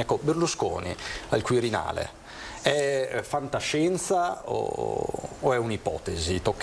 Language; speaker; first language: Italian; native; Italian